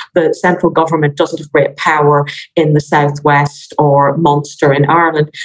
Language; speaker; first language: English; native; English